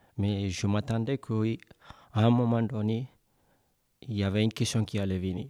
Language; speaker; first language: French; non-native, local second language; Fula